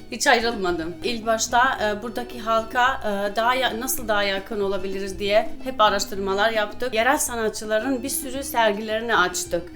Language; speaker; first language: Turkish; early bilingual, other home language; Albanian